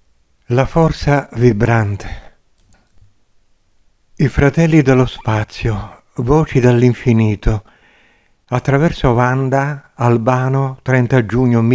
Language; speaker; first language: Italian; native; Italian